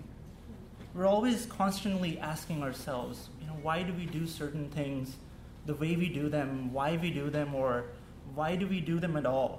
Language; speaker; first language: English; non-native, local second language; Urdu